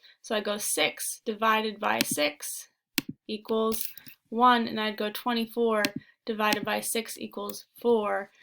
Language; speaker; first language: English; native; English